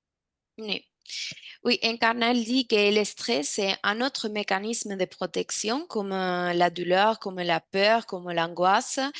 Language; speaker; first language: French; non-native, fluent; Spanish